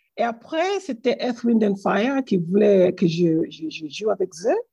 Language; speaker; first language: French; non-native, learner; English